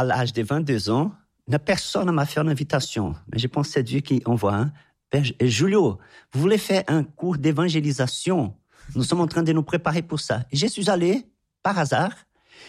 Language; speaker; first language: French; non-native, fluent; Portuguese